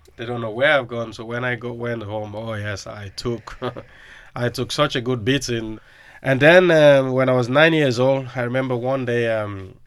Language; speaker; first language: English; non-native, local second language; Krio